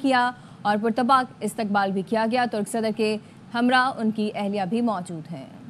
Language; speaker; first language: Urdu; native; Urdu